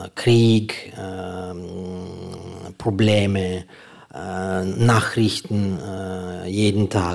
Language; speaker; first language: German; non-native, fluent; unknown